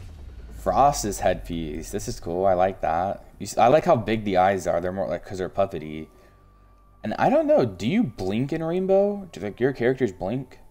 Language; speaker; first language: English; native; English